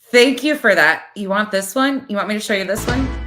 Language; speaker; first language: English; native; English